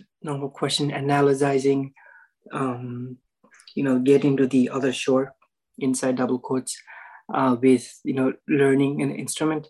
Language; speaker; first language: English; non-native, local second language; Nepali